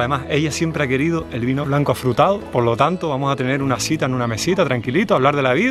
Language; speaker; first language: Spanish; native; Spanish